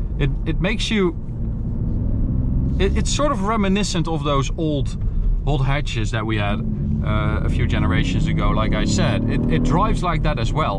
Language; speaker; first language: English; non-native, fluent; Dutch